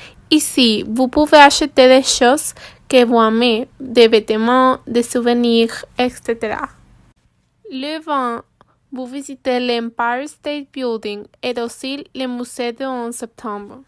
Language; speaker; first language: French; non-native, learner; Spanish